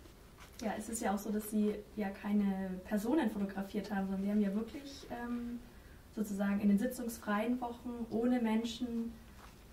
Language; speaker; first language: German; native; German